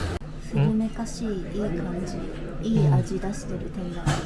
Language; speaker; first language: Japanese; native; Japanese